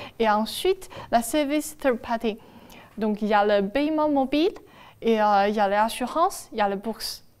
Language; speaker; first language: French; non-native, fluent; Chinese